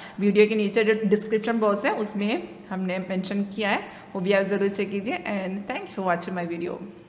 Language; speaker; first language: Hindi; non-native, local second language; Malayalam